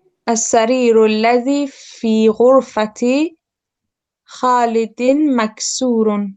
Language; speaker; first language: Arabic; non-native, learner; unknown